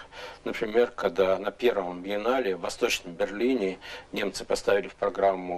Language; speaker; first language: Russian; native; Russian